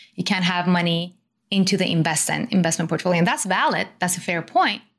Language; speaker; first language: English; non-native, fluent; Persian